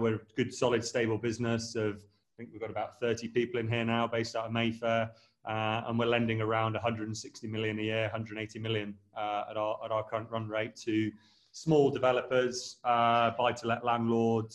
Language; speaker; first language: English; native; English